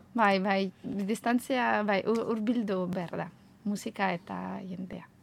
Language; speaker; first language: Basque; non-native, learner; Ukrainian